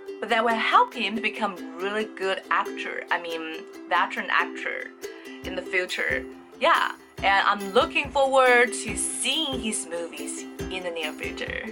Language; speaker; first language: English; non-native, fluent; Chinese